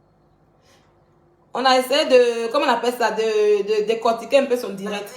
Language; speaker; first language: French; native; French